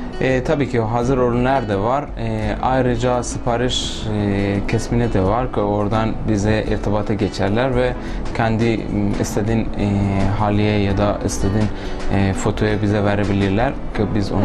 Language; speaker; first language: Turkish; non-native, local second language; Persian